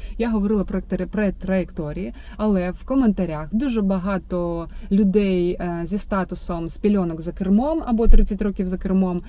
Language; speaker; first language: Ukrainian; non-native, local second language; Russian